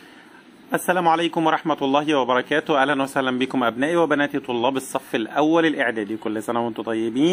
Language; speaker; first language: Arabic; native; Arabic